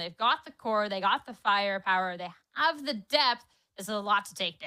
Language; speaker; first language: English; native; English